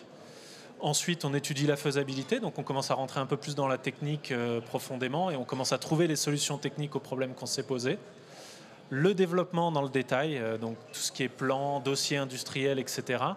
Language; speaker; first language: French; native; French